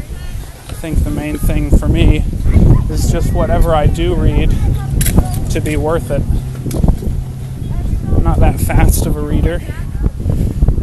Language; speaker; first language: English; native; English